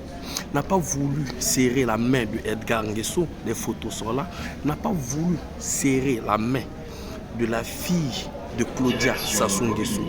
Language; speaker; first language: French; non-native, local second language; Lingala